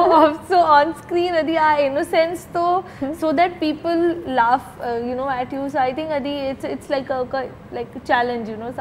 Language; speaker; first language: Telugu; non-native, learner; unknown